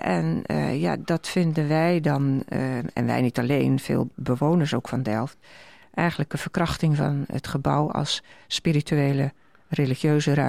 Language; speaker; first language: Dutch; native; Dutch